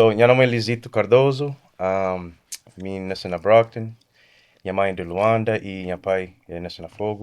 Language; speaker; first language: Portuguese; early bilingual, heritage; Kabuverdianu